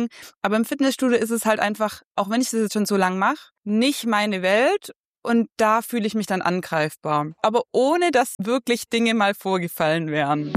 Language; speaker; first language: German; native; German